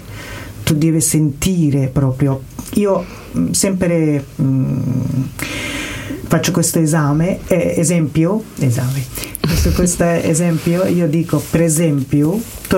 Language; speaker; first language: Italian; non-native, learner; Persian